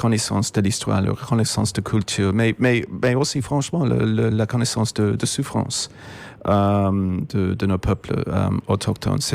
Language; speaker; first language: French; non-native, fluent; English